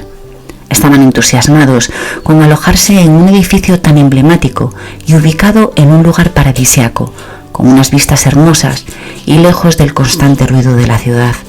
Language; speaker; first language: Spanish; native; Spanish